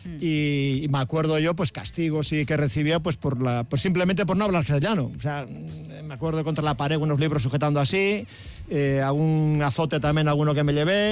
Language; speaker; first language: Spanish; non-native, local second language; Basque